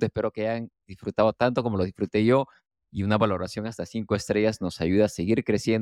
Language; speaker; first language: Spanish; native; Spanish